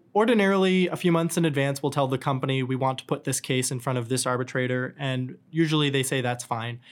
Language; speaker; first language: English; native; English